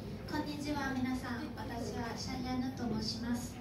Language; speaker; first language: Japanese; non-native, learner; Thai